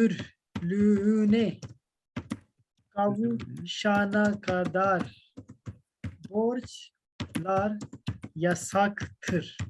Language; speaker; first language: Turkish; non-native, fluent; Urdu